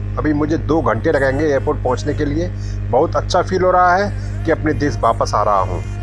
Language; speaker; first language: Hindi; native; Hindi